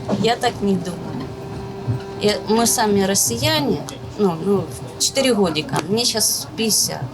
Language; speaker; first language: Russian; native; Russian